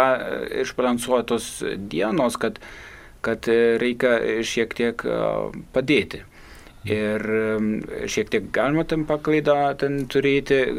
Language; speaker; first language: Lithuanian; non-native, fluent; German